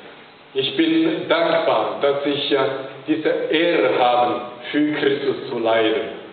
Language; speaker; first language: German; non-native, fluent; Chinese